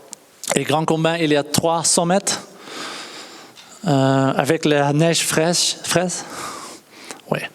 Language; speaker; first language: French; non-native, learner; Dutch